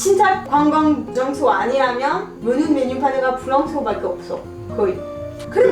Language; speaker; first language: Korean; non-native, learner; French